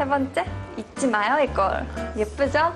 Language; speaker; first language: Korean; non-native, fluent; Japanese